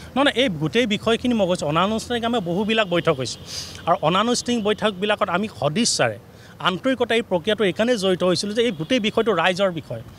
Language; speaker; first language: Assamese; native; Assamese